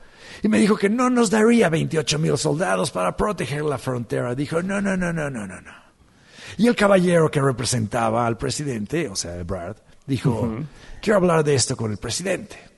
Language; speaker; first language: Spanish; native; Spanish